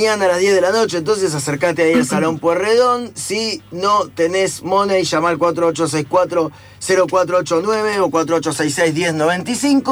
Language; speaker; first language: Spanish; native; Spanish